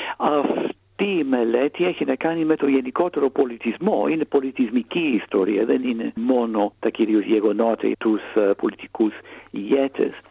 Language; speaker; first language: Greek; non-native, fluent; English